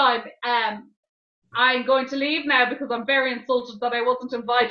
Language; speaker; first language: English; native; English